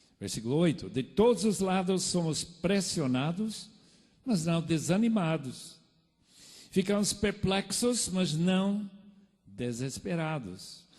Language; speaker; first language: Portuguese; non-native, fluent; English